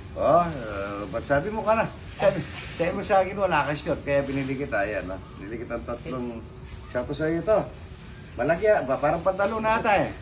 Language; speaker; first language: Filipino; non-native, local second language; Pampanga